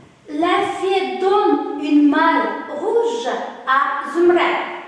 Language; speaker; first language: French; non-native, learner; Uzbek